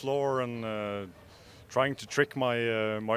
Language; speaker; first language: English; non-native, fluent; Norwegian